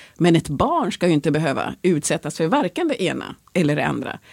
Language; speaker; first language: Swedish; early bilingual, other home language; Swahili